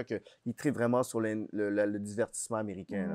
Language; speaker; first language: French; native; French